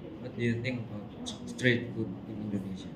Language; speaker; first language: English; non-native, learner; Indonesian